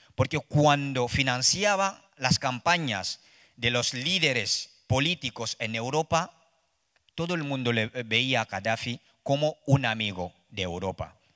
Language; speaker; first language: Spanish; non-native, fluent; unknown